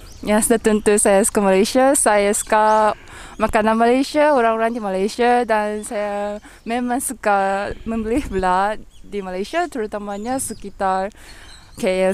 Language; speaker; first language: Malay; non-native, learner; Japanese